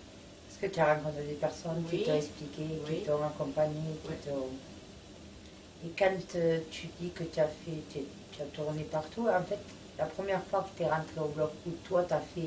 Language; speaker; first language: French; native; French